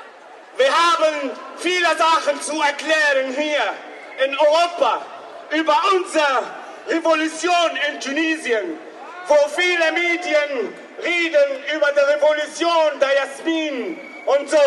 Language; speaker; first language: German; non-native, learner; Arabic